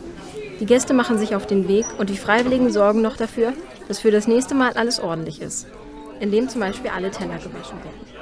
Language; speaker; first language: German; native; German